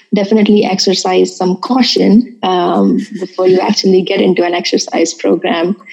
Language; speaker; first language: English; non-native, local second language; Marathi